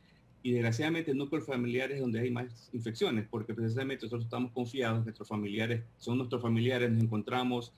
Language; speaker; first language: Spanish; native; Spanish